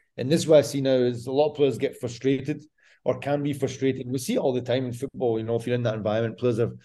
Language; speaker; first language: English; native; English